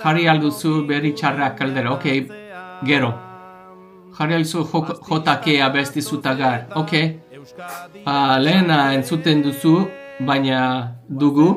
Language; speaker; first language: Basque; non-native, learner; English